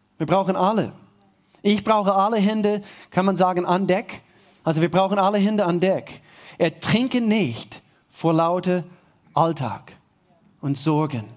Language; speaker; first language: German; non-native, fluent; English